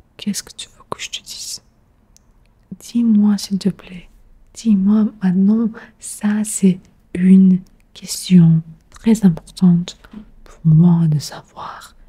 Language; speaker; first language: French; non-native, fluent; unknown